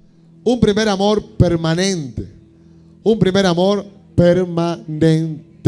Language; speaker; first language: Spanish; native; Spanish